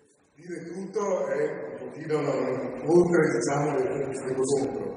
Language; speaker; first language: Italian; native; Italian